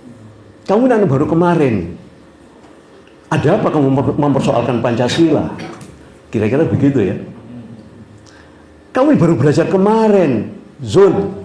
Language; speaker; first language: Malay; non-native, local second language; Javanese